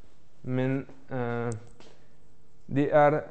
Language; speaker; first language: Norwegian; non-native, fluent; French